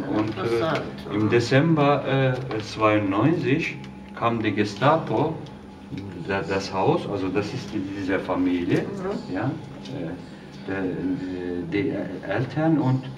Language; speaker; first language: German; non-native, fluent; Turkish